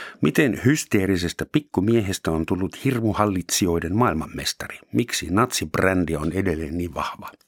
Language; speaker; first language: Finnish; non-native, fluent; German